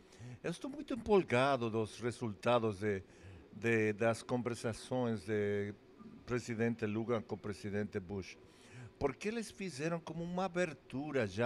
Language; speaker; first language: Portuguese; non-native, fluent; English